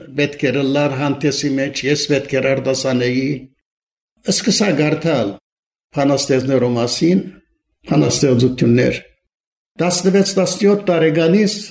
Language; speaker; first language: Armenian; early bilingual, heritage; Armenian